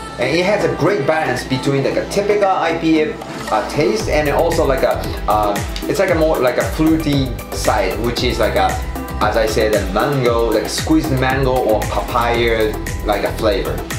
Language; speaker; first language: English; non-native, fluent; Japanese